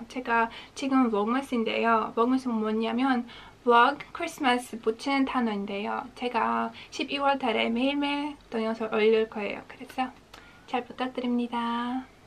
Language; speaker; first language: Korean; non-native, fluent; Latvian